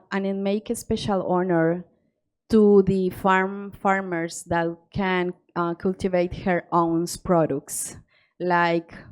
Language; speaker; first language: English; non-native, learner; Spanish